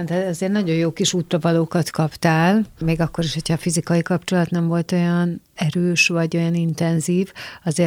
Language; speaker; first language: Hungarian; native; Hungarian